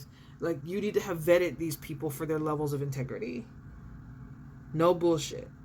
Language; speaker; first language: English; native; English